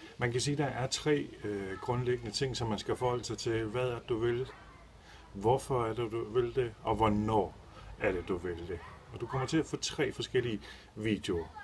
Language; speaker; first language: Danish; native; Danish